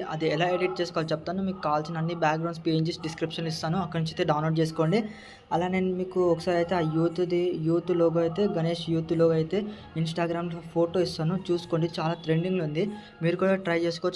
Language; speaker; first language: Telugu; native; Telugu